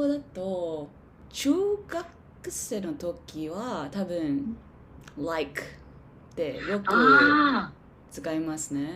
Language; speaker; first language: Japanese; non-native, learner; English